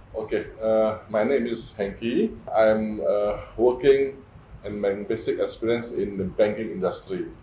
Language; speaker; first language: English; non-native, fluent; Indonesian